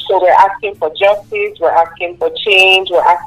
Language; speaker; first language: English; non-native, local second language; Igbo